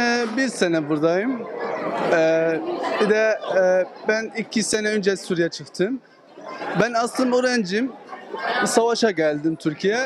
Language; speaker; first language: Turkish; non-native, learner; Arabic